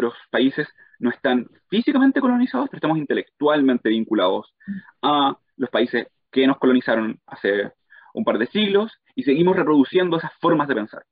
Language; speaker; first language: Spanish; native; Spanish